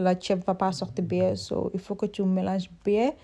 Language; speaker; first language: French; non-native, learner; Soninke